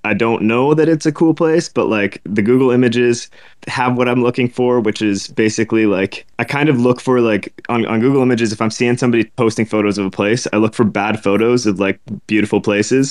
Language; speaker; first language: English; native; English